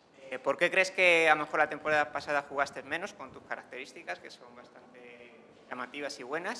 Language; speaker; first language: Spanish; native; Spanish